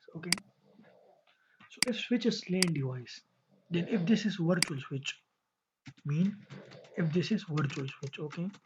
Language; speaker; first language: English; non-native, local second language; Urdu